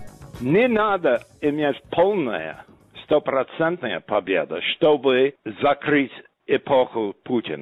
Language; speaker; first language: Russian; non-native, fluent; English